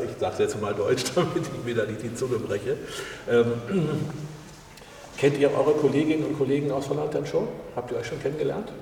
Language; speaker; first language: German; native; German